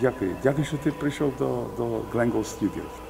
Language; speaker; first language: Ukrainian; early bilingual, heritage; English